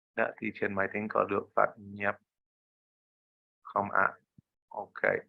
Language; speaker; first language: Vietnamese; non-native, learner; English